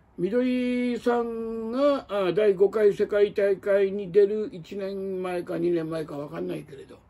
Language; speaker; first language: Japanese; native; Japanese